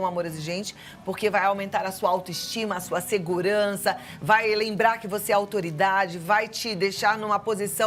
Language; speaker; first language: Portuguese; native; Portuguese